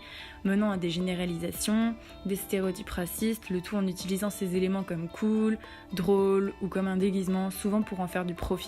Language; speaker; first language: French; native; French